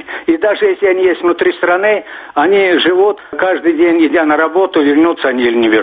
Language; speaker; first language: Russian; non-native, local second language; Turkmen